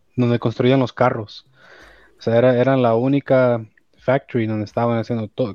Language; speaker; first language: Spanish; early bilingual, heritage; Spanish